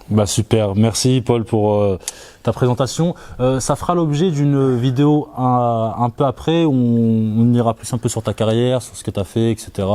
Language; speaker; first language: French; native; French